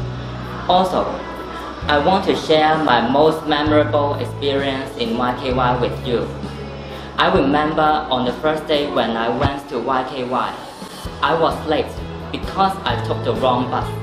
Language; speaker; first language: English; non-native, learner; Chinese